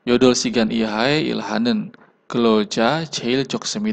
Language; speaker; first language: Korean; non-native, learner; Indonesian